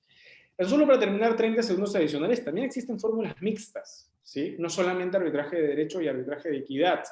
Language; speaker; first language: Spanish; native; Spanish